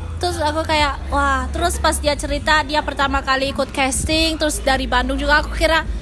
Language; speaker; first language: Indonesian; early bilingual, heritage; Indonesian